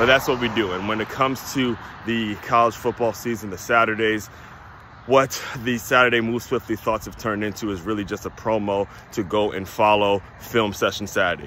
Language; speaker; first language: English; native; English